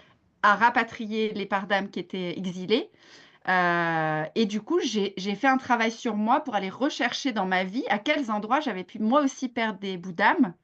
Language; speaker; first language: French; native; French